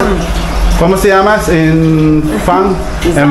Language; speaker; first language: Spanish; non-native, learner; Filipino